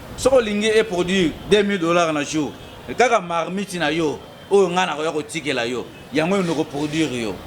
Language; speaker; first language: Lingala; non-native, local second language; Kongo